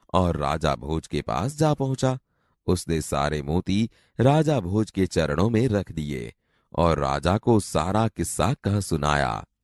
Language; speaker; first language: Hindi; non-native, local second language; Gujarati